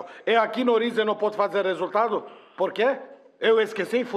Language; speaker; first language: Portuguese; non-native, learner; Romanian